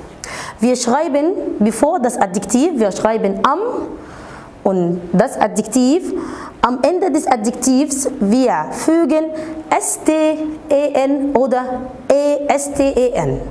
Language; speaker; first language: German; non-native, fluent; Arabic